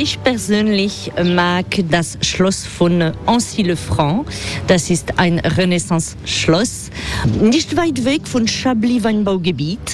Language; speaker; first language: German; non-native, fluent; French